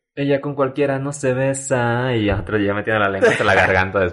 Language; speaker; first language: Spanish; native; Spanish